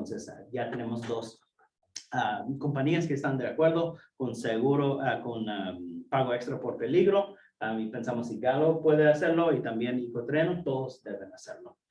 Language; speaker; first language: Spanish; non-native, fluent; English